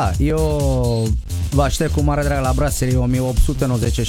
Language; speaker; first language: Romanian; non-native, fluent; Italian